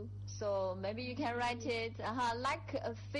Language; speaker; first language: English; non-native, fluent; Chinese